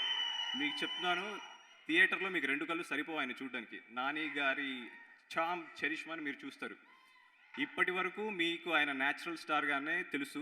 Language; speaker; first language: Telugu; native; Telugu